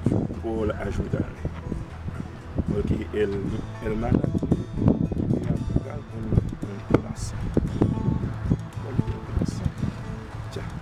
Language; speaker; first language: Spanish; non-native, learner; Haitian Creole